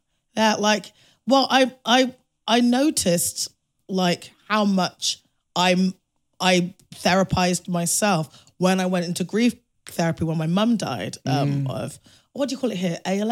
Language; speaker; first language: English; native; English